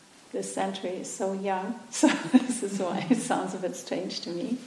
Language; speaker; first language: English; non-native, fluent; German